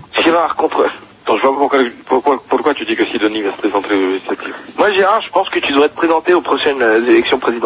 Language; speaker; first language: French; native; French